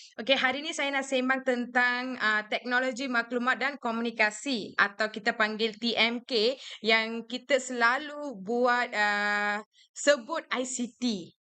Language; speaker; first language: Malay; non-native, local second language; Tamil